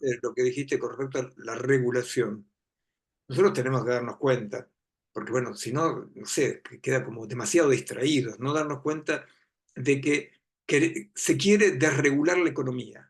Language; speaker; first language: Spanish; native; Spanish